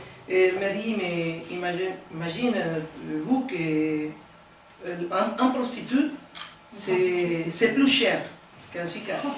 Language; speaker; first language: French; non-native, learner; Spanish